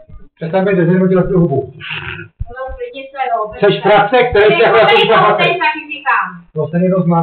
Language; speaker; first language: Czech; native; Czech